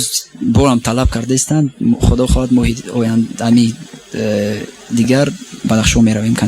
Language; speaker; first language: Persian; non-native, local second language; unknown